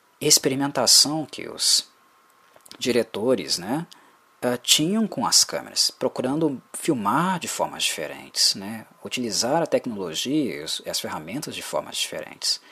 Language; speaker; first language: Portuguese; native; Portuguese